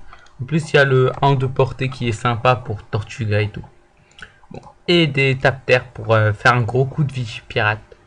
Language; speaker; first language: French; native; French